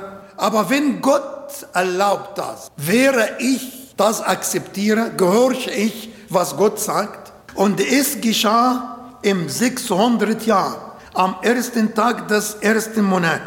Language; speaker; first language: German; non-native, learner; Arabic